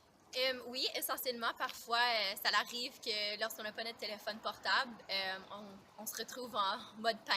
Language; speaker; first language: French; native; French